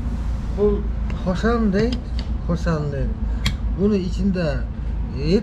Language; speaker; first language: Turkish; non-native, learner; Kyrgyz